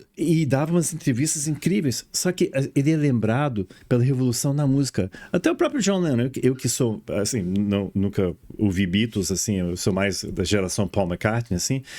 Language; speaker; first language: Portuguese; early bilingual, other home language; English